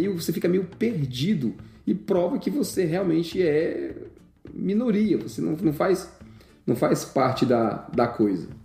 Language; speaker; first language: Portuguese; native; Portuguese